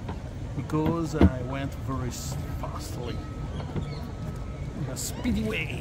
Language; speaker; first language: English; non-native, learner; Italian